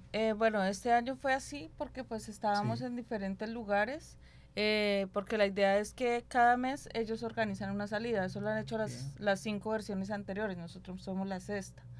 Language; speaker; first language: Spanish; native; Spanish